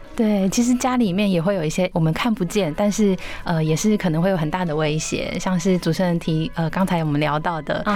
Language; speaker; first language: Chinese; native; Chinese